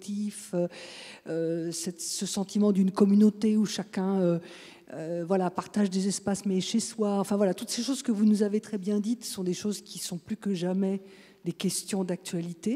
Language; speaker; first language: French; native; French